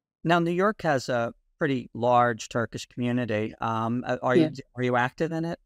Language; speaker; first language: English; native; English